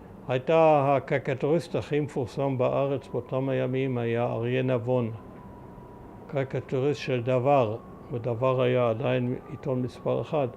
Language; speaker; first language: Hebrew; early bilingual, other home language; German